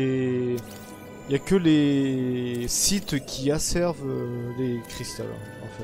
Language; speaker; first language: French; native; French